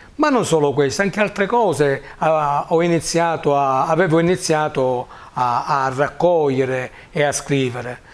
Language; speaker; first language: Italian; native; Italian